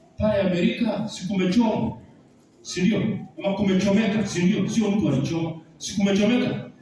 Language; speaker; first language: Swahili; non-native, local second language; Gusii